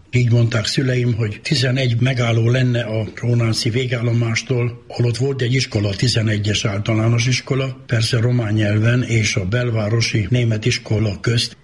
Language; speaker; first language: Hungarian; native; Hungarian